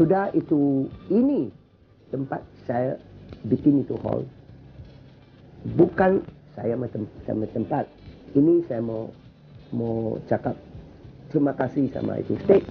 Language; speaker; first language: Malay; non-native, local second language; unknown